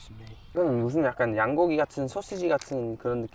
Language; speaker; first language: Korean; non-native, fluent; English